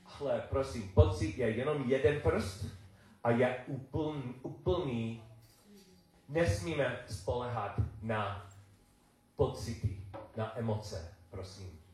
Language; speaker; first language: Czech; non-native, learner; English